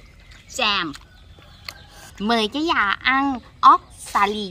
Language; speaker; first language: Vietnamese; non-native, learner; Thai